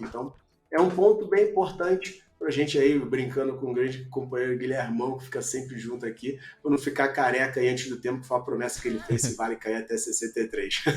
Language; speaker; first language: Portuguese; native; Portuguese